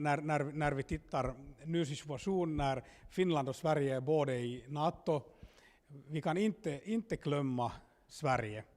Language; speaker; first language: Swedish; non-native, local second language; Finnish